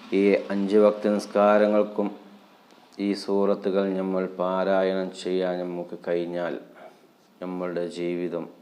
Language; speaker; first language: Malayalam; native; Malayalam